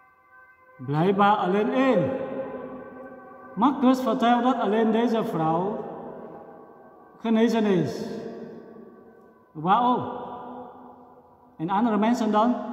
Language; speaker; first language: Dutch; non-native, fluent; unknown